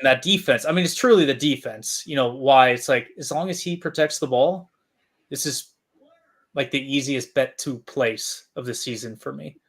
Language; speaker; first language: English; native; English